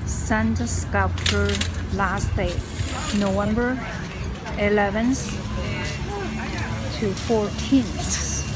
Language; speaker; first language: English; non-native, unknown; Chinese